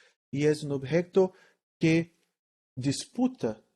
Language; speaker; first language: Spanish; non-native, learner; Portuguese